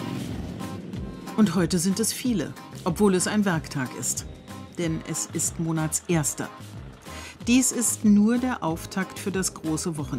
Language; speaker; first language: German; native; German